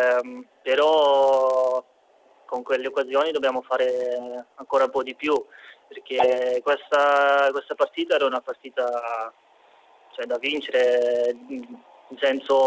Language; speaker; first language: Italian; non-native, fluent; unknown